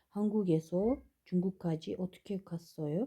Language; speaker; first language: Korean; non-native, fluent; Kyrgyz